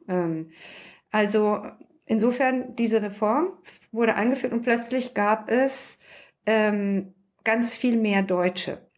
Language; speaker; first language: German; early bilingual, other home language; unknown